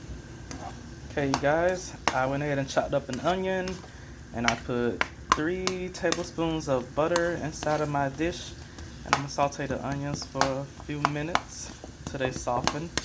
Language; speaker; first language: English; native; English